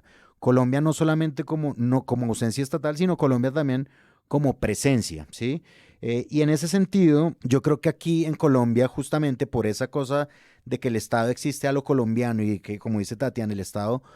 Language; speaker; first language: Spanish; native; Spanish